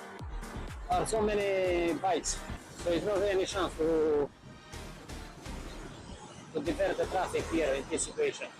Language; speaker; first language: English; non-native, learner; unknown